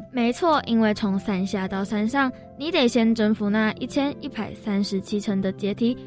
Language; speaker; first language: Chinese; native; Chinese